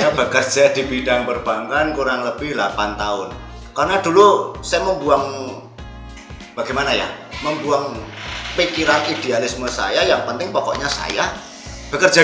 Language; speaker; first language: Indonesian; non-native, local second language; Javanese